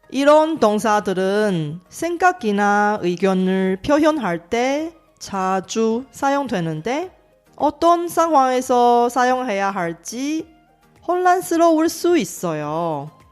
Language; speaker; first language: Korean; non-native, fluent; Chinese